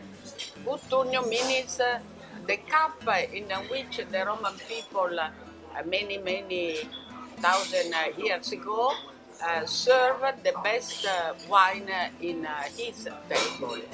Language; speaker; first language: English; non-native, learner; Italian